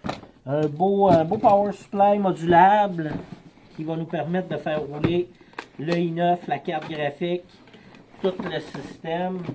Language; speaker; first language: French; native; French